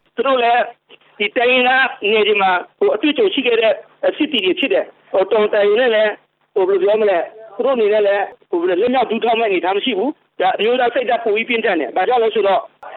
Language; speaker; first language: Burmese; non-native, local second language; S'gaw Karen